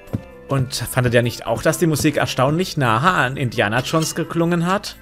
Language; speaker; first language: German; native; German